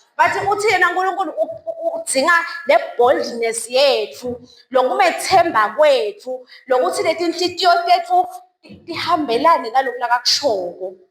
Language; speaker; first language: Zulu; non-native, local second language; Swati